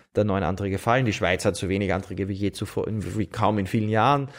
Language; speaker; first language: German; native; German